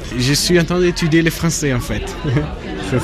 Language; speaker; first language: French; non-native, learner; Portuguese